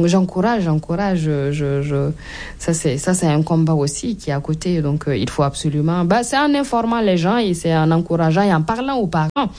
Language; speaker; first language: French; non-native, local second language; Mossi